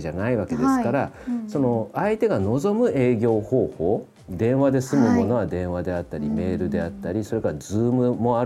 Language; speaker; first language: Japanese; native; Japanese